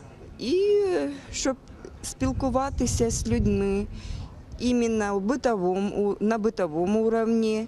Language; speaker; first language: Ukrainian; non-native, local second language; Russian